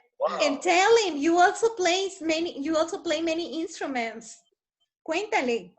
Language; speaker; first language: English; non-native, fluent; Spanish